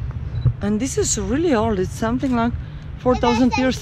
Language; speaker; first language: English; non-native, fluent; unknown